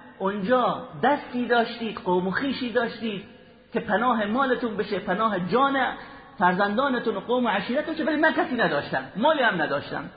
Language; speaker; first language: Persian; native; Persian